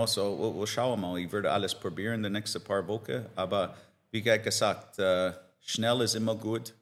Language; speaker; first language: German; non-native, learner; English